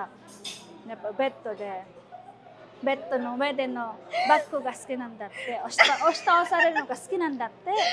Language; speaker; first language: Japanese; non-native, fluent; Filipino